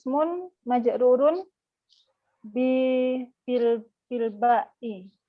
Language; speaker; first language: Arabic; non-native, learner; Indonesian